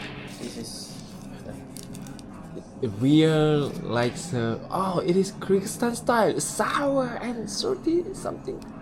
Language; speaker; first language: English; non-native, learner; Korean